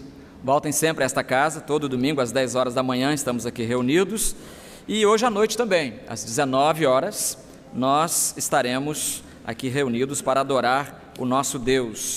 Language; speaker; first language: Portuguese; native; Portuguese